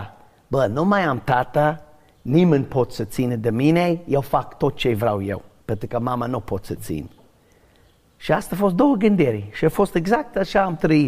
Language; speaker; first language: Romanian; non-native, learner; English